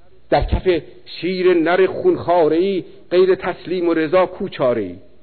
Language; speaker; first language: Persian; native; Persian